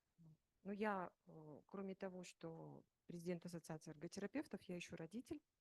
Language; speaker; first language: Russian; native; Russian